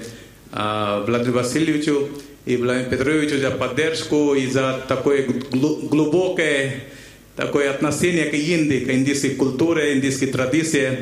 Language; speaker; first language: Russian; non-native, fluent; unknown